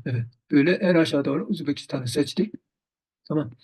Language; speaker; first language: Turkish; non-native, fluent; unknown